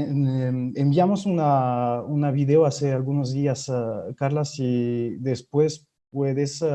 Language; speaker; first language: Spanish; non-native, fluent; French